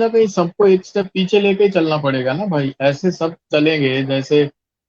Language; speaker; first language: Hindi; native; Hindi